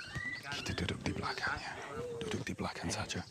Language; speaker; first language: Indonesian; non-native, learner; English